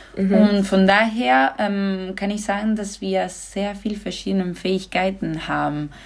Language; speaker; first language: German; non-native, fluent; Spanish